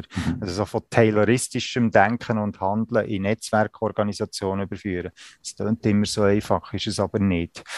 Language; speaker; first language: German; native; German